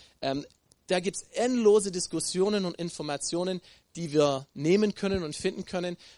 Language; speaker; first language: German; non-native, fluent; English